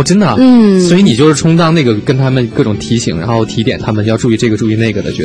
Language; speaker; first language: Chinese; native; Chinese